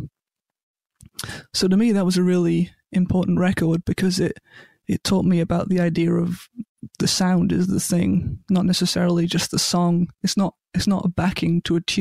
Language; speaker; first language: English; native; English